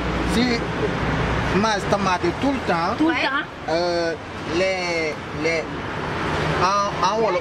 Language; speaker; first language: French; non-native, learner; Wolof